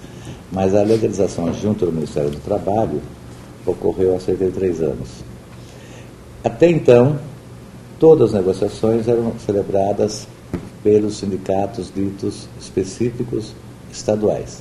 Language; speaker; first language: Portuguese; native; Portuguese